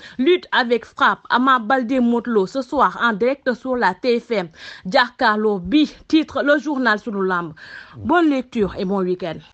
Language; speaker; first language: French; non-native, local second language; Wolof